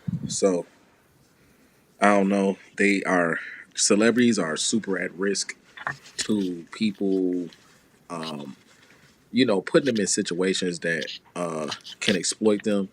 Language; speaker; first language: English; native; English